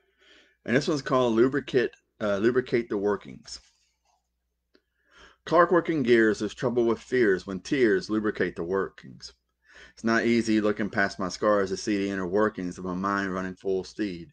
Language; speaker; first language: English; native; English